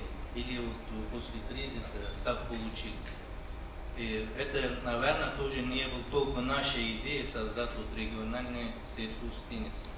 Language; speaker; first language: Russian; non-native, fluent; Turkish